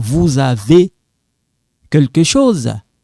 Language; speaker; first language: French; non-native, local second language; Lingala